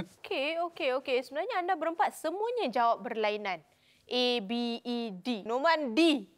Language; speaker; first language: Malay; native; Malay